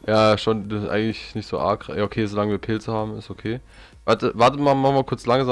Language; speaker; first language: German; native; German